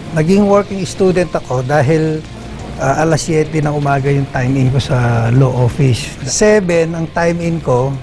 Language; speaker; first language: Filipino; non-native, local second language; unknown